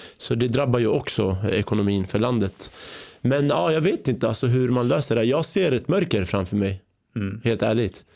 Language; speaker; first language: Swedish; early bilingual, other home language; Arabic